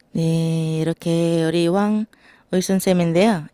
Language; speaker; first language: Korean; non-native, fluent; Filipino